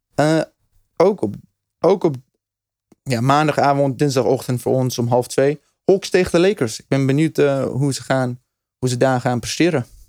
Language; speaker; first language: Dutch; non-native, fluent; English